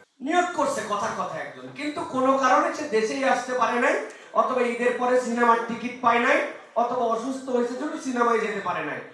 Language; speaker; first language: Bangla; native; Bangla